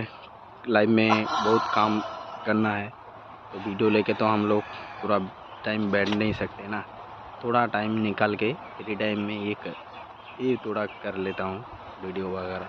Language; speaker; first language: Hindi; non-native, local second language; Bangla